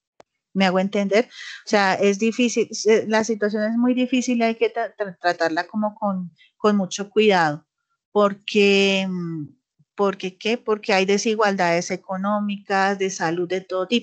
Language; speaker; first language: Spanish; native; Spanish